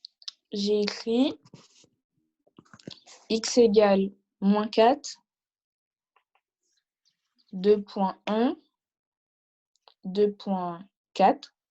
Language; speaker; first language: French; native; French